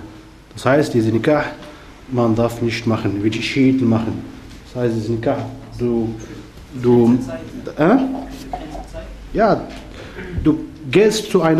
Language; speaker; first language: German; non-native, learner; Arabic